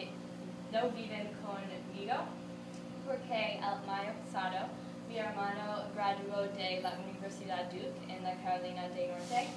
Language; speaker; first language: Spanish; non-native, learner; English